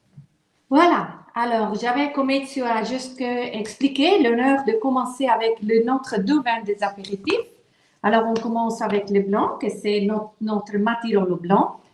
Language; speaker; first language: French; non-native, local second language; Italian